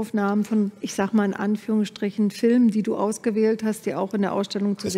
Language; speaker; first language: German; native; German